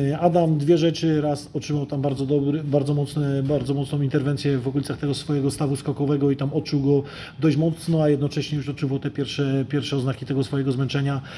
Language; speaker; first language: Polish; native; Polish